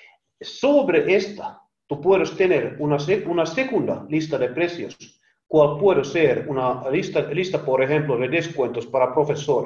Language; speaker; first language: Spanish; non-native, learner; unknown